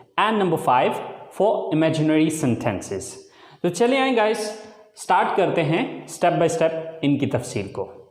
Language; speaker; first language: Urdu; native; Urdu